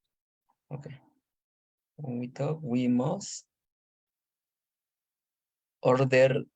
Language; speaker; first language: English; non-native, learner; Spanish